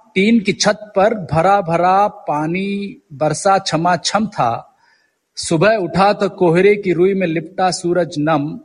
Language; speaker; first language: Hindi; native; Hindi